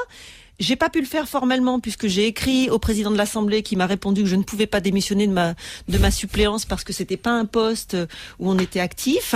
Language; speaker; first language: French; native; French